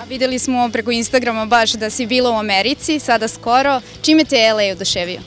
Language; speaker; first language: Serbian; native; Serbian